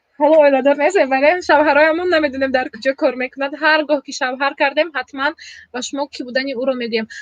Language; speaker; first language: Tajik; native; Tajik